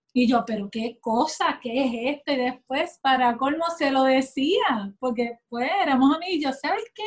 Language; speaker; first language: Spanish; native; Spanish